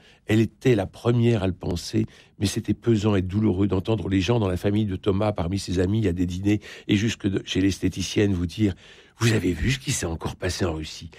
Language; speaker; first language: French; native; French